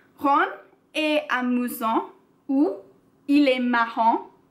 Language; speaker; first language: French; non-native, learner; English